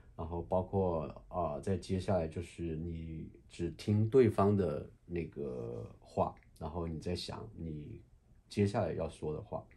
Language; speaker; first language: Chinese; native; Chinese